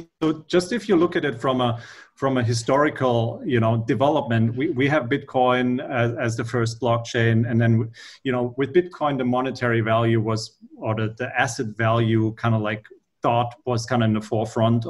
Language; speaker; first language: English; non-native, fluent; German